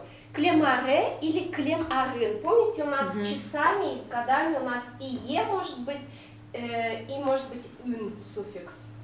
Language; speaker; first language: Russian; native; Russian